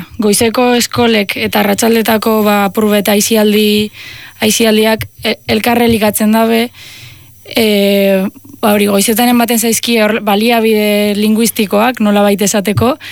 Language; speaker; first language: Basque; native; Basque